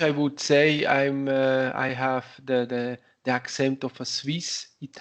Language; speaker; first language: English; non-native, learner; Italian